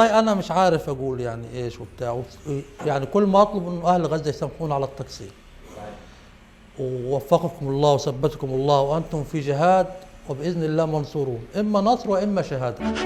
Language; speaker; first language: Arabic; native; Arabic